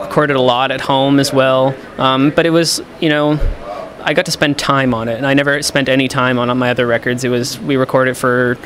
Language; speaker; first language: English; native; English